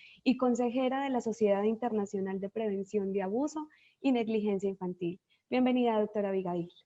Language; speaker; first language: Spanish; native; Spanish